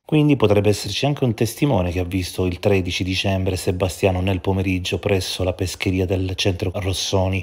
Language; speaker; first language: Italian; native; Italian